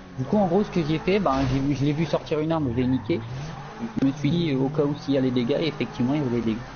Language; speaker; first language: French; native; French